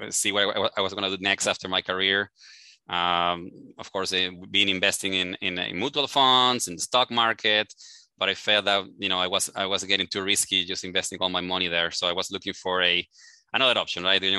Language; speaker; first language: English; non-native, fluent; Spanish